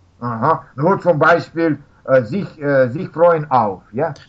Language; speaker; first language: German; non-native, learner; Russian